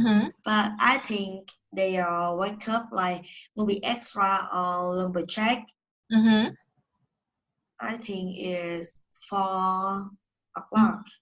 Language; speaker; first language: English; non-native, learner; Vietnamese